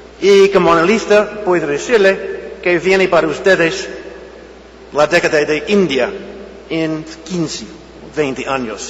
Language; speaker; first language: Spanish; non-native, fluent; English